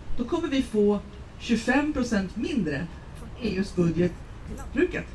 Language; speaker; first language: Swedish; native; Swedish